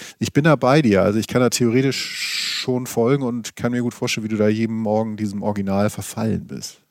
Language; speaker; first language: German; native; German